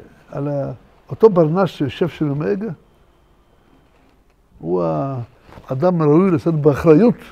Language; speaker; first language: Hebrew; non-native, fluent; Russian